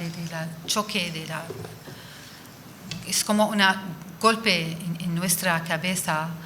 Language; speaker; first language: Spanish; non-native, fluent; Arabic